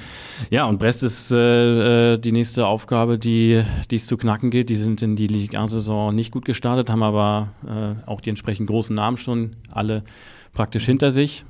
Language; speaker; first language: German; native; German